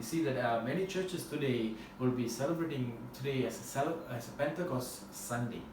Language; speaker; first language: English; non-native, local second language; Tamil